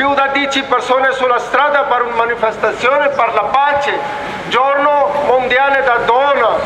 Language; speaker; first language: Italian; non-native, learner; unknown